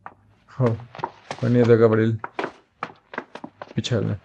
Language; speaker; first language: Russian; non-native, fluent; Spanish